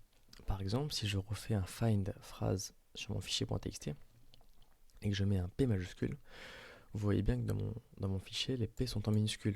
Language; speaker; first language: French; native; French